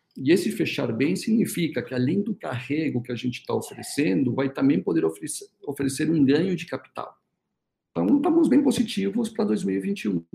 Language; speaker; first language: Portuguese; early bilingual, other home language; Spanish